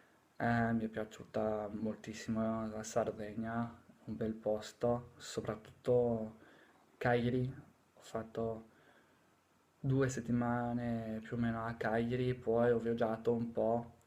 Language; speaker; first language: Italian; non-native, fluent; English